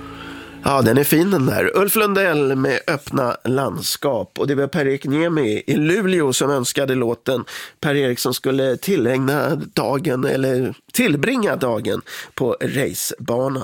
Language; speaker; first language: Swedish; native; Swedish